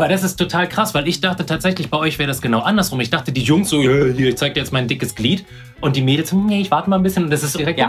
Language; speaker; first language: German; native; German